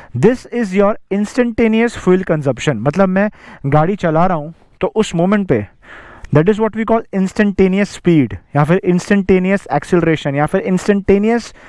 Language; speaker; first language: Hindi; native; Hindi